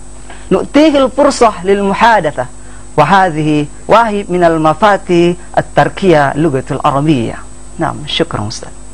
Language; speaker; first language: Arabic; non-native, fluent; Indonesian